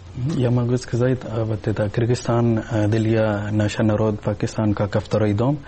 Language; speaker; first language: Russian; non-native, learner; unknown